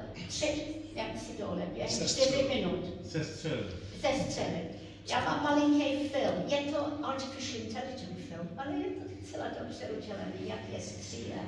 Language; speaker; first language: Czech; early bilingual, heritage; Czech